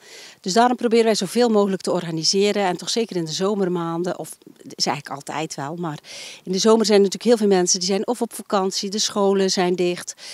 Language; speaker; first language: Dutch; native; Dutch